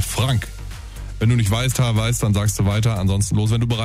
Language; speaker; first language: German; native; German